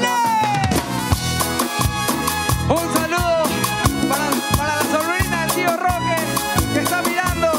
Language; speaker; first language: Spanish; native; Spanish